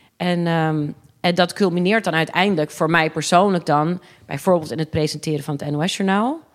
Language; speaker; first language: Dutch; early bilingual, other home language; English